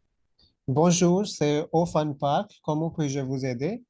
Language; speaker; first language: French; non-native, fluent; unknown